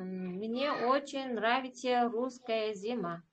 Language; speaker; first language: Russian; non-native, learner; Uzbek